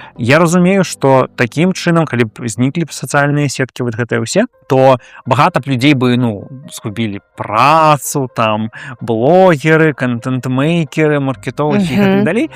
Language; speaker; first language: Belarusian; non-native, local second language; Russian